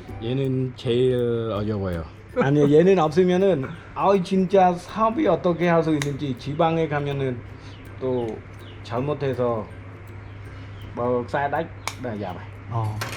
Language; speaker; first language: Korean; non-native, learner; Khmer